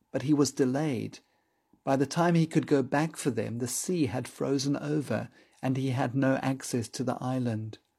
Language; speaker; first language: English; native; English